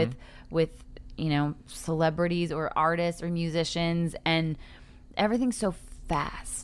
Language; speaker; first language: English; native; English